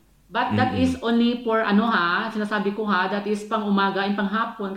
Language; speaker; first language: English; non-native, local second language; Hiligaynon